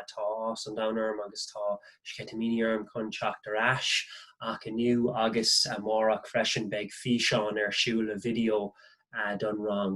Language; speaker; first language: Irish; non-native, local second language; English